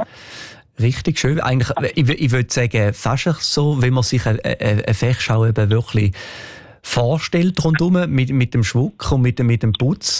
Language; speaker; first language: German; native; German